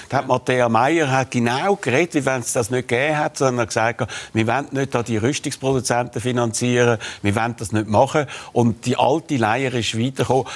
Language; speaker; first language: German; native; German